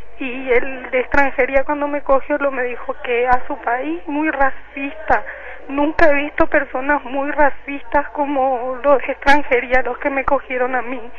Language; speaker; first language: Spanish; native; Spanish